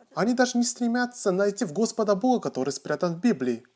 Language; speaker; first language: Russian; non-native, fluent; Korean